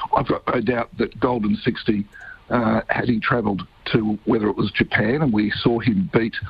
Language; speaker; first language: English; native; English